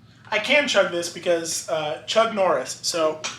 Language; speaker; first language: English; native; English